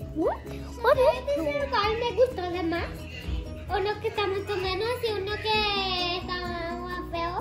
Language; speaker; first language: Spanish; early bilingual, heritage; Spanish